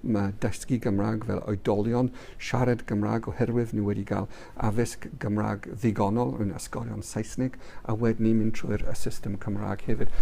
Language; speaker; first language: Welsh; non-native, local second language; English